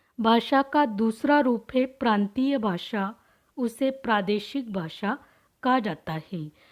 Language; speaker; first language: Hindi; non-native, local second language; Marathi